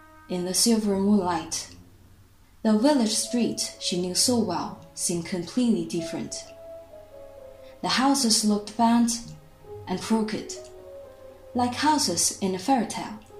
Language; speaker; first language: English; non-native, fluent; Chinese